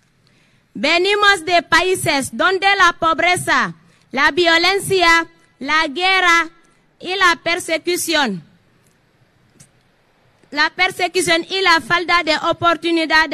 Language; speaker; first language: Spanish; non-native, fluent; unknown